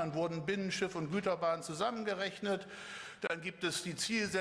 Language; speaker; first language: German; native; German